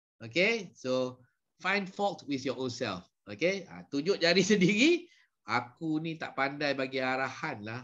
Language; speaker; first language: Malay; native; Malay